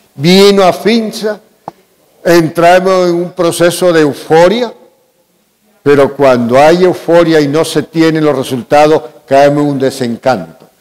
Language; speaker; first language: Spanish; native; Spanish